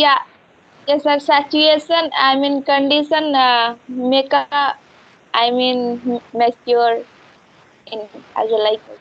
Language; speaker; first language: English; non-native, learner; Hindi